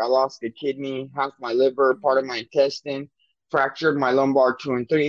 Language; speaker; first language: English; native; English